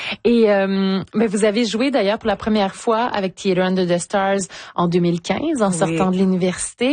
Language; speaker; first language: French; native; French